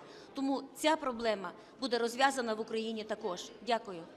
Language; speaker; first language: Ukrainian; native; Ukrainian